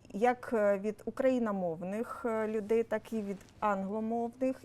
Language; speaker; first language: Ukrainian; non-native, local second language; Russian